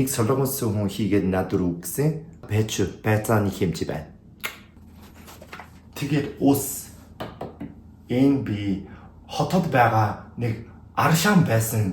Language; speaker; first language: Mongolian; non-native, learner; Korean